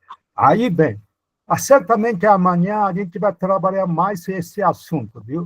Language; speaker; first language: Portuguese; non-native, fluent; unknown